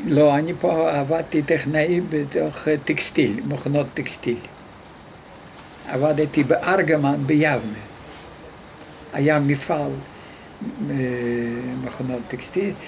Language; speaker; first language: Hebrew; non-native, fluent; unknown